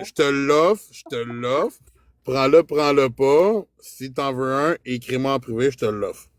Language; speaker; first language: French; native; French